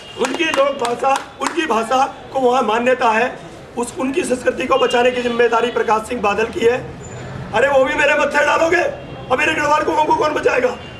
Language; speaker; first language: Hindi; non-native, local second language; Garhwali